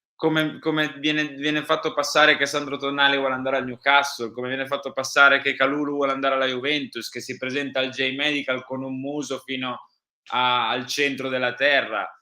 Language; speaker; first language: Italian; native; Italian